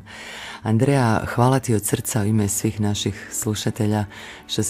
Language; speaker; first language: Croatian; native; Croatian